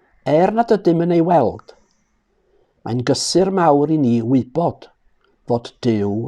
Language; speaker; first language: Welsh; native; Welsh